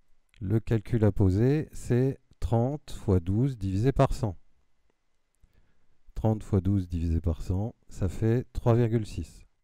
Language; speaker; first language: French; native; French